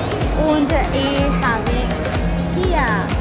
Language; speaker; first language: German; non-native, learner; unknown